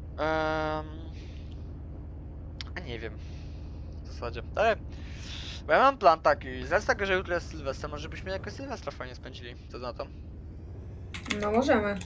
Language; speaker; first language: Polish; native; Polish